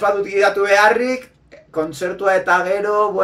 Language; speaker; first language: Basque; non-native, local second language; Spanish